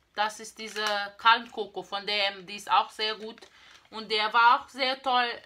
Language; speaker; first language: German; non-native, learner; Portuguese